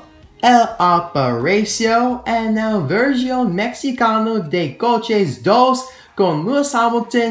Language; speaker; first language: Spanish; non-native, learner; English